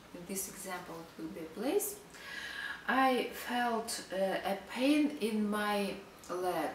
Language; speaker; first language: English; non-native, fluent; Russian